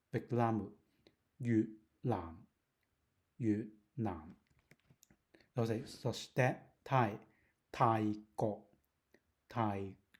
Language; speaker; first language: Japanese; non-native, fluent; Cantonese